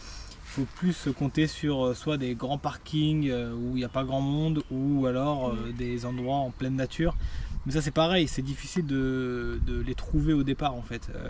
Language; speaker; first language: French; native; French